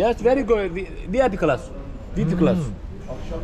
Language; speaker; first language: English; non-native, learner; Turkish